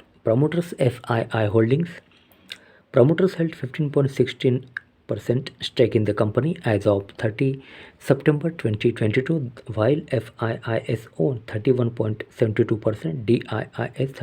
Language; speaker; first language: English; non-native, local second language; Hindi